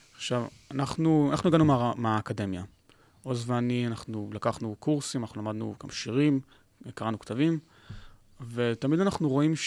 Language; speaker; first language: Hebrew; native; Hebrew